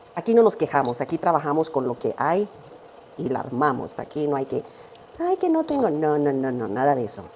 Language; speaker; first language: Spanish; early bilingual, heritage; Spanish